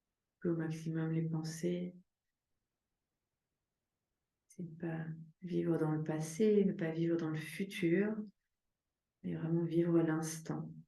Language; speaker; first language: French; native; French